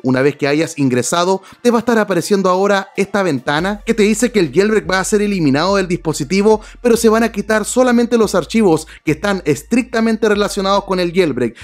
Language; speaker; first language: Spanish; native; Spanish